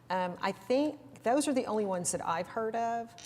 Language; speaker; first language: English; native; English